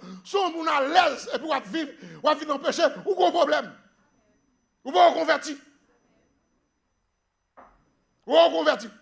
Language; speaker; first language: French; non-native, local second language; Haitian Creole